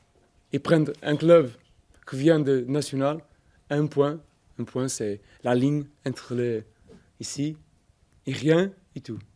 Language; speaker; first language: French; non-native, fluent; Portuguese